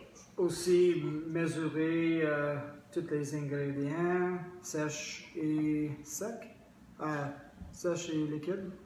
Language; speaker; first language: French; non-native, learner; English